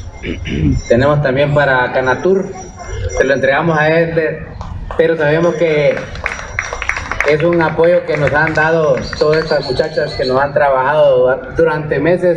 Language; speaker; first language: Spanish; native; Spanish